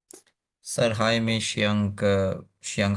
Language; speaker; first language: Chinese; non-native, learner; Urdu